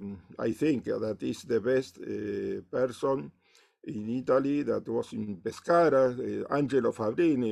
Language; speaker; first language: English; non-native, learner; Spanish